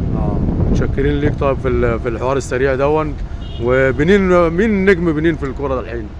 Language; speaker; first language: Arabic; native; Arabic